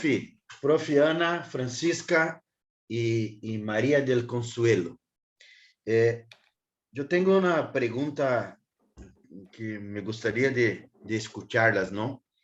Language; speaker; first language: Spanish; non-native, learner; Portuguese